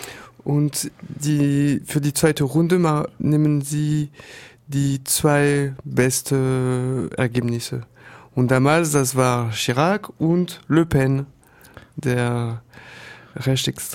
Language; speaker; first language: German; non-native, learner; French